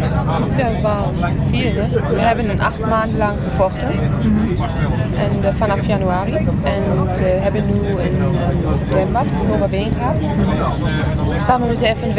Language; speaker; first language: Dutch; non-native, learner; German